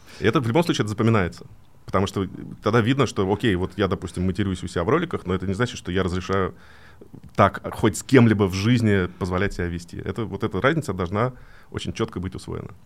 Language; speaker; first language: Russian; native; Russian